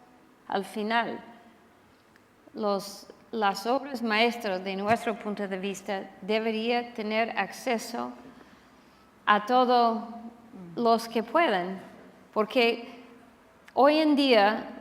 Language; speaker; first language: Spanish; non-native, fluent; English